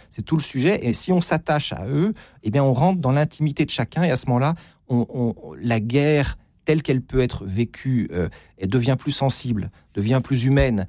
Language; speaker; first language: French; native; French